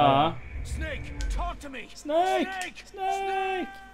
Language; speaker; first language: Norwegian; native; Norwegian